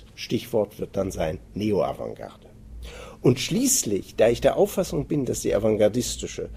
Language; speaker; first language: German; native; German